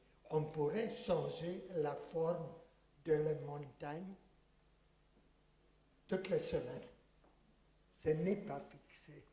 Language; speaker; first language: French; non-native, fluent; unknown